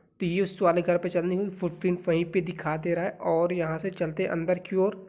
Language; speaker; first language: Hindi; native; Hindi